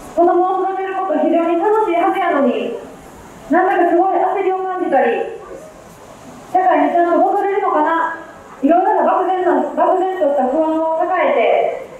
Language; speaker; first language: Japanese; native; Japanese